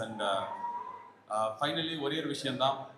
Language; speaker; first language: Tamil; native; Tamil